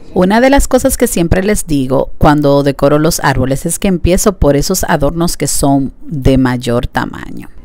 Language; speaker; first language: Spanish; native; Spanish